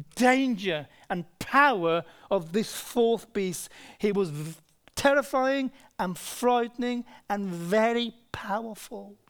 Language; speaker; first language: English; native; English